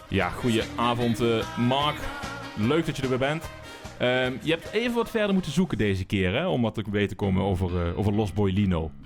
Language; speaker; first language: Dutch; native; Dutch